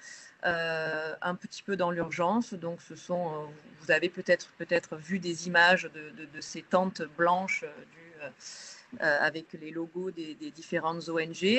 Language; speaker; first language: French; native; French